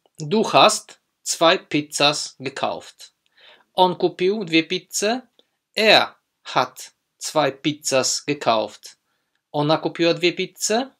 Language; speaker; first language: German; non-native, fluent; Polish